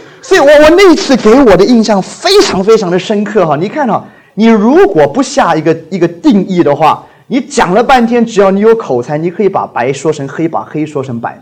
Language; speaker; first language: Chinese; non-native, local second language; Cantonese